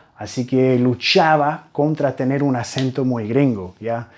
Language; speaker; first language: Spanish; non-native, fluent; English